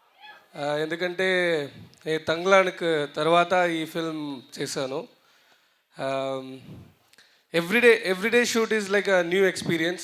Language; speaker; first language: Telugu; non-native, learner; Tamil